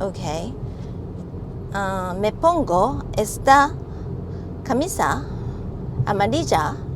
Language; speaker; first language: Spanish; non-native, learner; Japanese